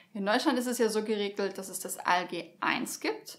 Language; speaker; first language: German; native; German